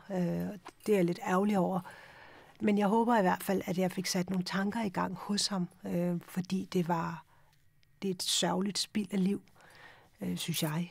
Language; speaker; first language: Danish; early bilingual, other home language; Urdu